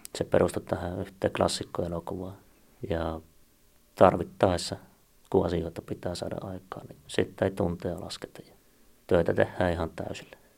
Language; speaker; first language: Finnish; native; Finnish